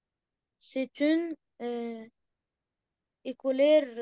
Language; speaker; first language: French; non-native, learner; Arabic